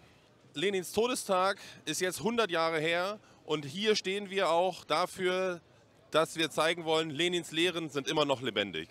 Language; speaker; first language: German; native; German